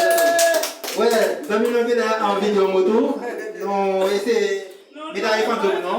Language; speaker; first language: French; non-native, learner; Haitian Creole